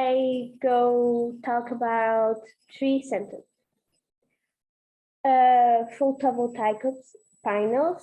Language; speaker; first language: English; non-native, learner; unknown